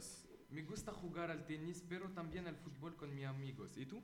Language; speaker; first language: Spanish; non-native, learner; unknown